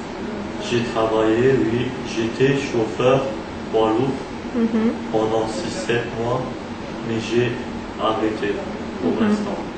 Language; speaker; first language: French; early bilingual, other home language; Turkish